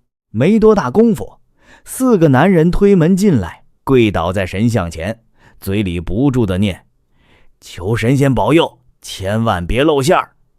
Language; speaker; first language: Chinese; native; Chinese